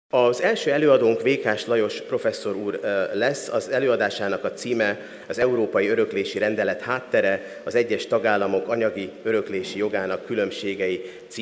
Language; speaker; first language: Hungarian; native; Hungarian